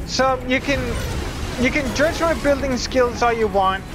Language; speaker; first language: English; native; English